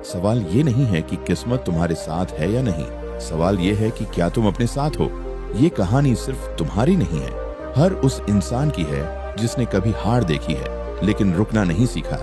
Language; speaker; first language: Hindi; native; Hindi